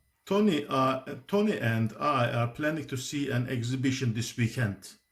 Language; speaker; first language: English; non-native, fluent; Turkish